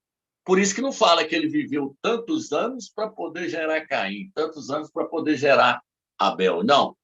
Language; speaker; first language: Portuguese; native; Portuguese